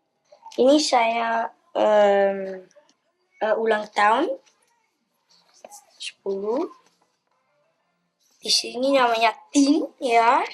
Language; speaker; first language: Indonesian; early bilingual, heritage; Dutch